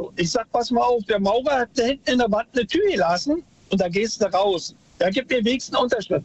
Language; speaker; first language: German; native; German